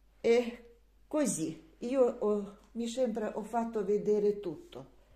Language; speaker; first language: Italian; non-native, learner; Russian